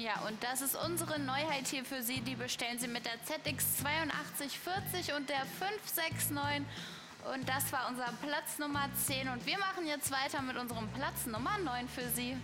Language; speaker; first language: German; native; German